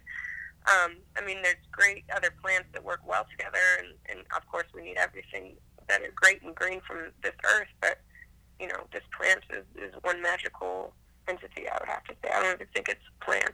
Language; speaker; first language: English; native; English